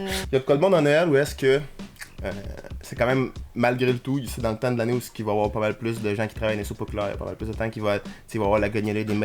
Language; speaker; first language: French; native; French